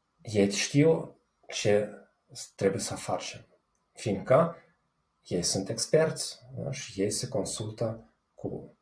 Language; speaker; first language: Romanian; non-native, fluent; German